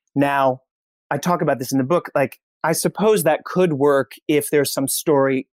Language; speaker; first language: English; native; English